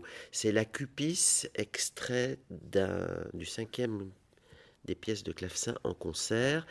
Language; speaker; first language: French; native; French